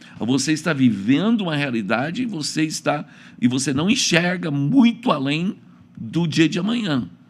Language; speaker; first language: Portuguese; early bilingual, other home language; English